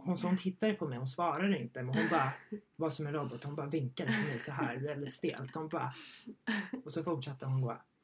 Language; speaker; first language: Swedish; native; Swedish